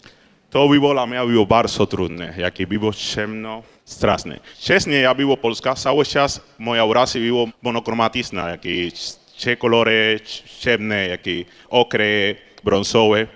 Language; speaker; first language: Polish; non-native, learner; Spanish